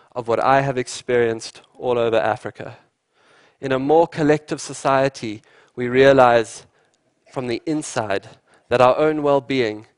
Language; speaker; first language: English; native; English